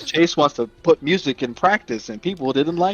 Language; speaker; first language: English; native; English